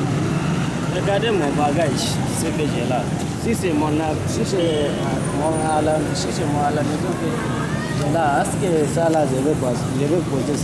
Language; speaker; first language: French; non-native, learner; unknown